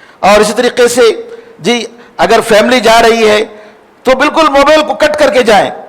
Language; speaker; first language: Urdu; native; Urdu